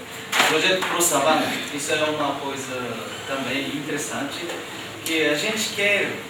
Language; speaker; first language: Portuguese; non-native, fluent; Japanese